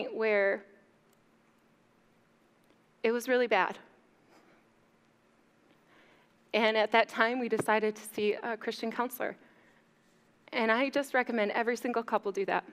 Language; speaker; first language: English; native; English